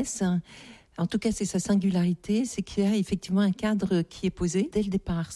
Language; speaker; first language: French; native; French